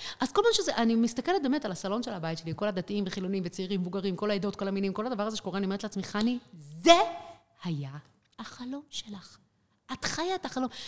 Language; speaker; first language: Hebrew; native; Hebrew